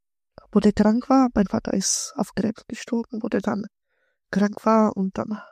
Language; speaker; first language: German; early bilingual, other home language; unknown